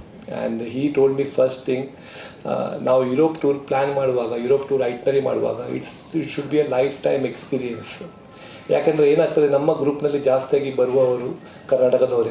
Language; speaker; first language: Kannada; non-native, local second language; Tulu